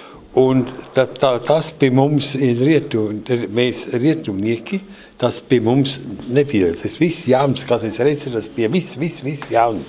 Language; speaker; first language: Latvian; non-native, learner; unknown